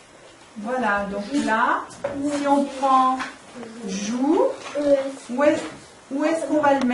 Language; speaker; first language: French; native; French